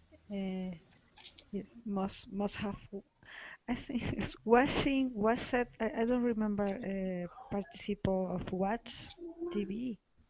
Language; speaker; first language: English; non-native, learner; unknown